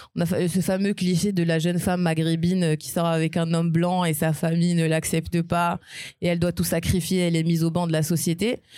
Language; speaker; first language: French; non-native, local second language; Arabic